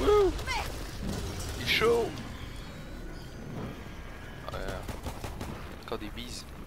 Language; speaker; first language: French; native; French